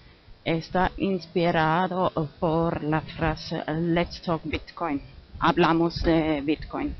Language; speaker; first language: Spanish; non-native, fluent; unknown